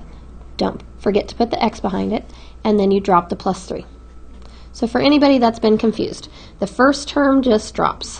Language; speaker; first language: English; native; English